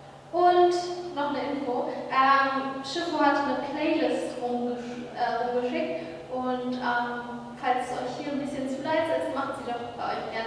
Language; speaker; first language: German; native; German